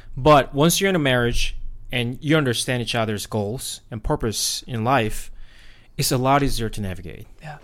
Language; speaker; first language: English; non-native, fluent; Korean